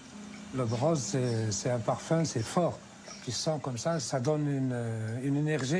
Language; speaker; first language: French; non-native, local second language; Berber languages